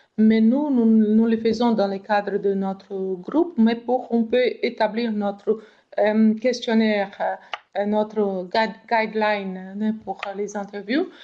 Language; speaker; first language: French; non-native, fluent; Portuguese